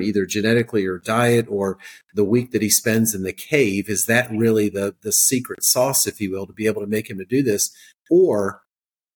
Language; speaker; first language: English; native; English